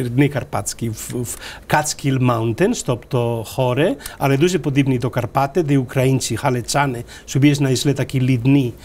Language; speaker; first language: Ukrainian; non-native, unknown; Spanish